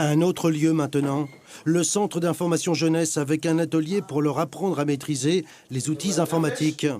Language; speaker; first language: French; native; French